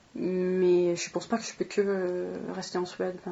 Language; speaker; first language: French; non-native, fluent; Swedish